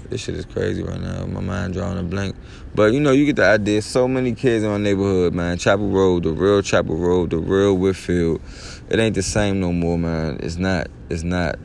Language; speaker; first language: English; native; English